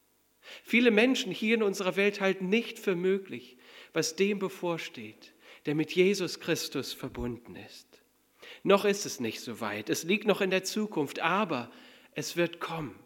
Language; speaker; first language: German; native; German